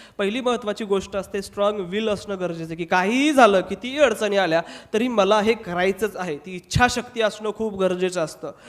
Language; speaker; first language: Marathi; non-native, local second language; Hindi